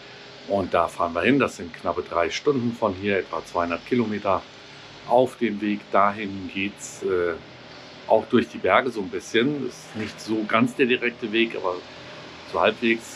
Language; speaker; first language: German; native; German